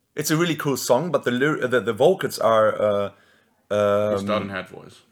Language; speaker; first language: English; non-native, fluent; German